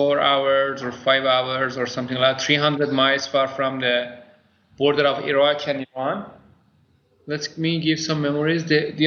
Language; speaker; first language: English; non-native, fluent; Persian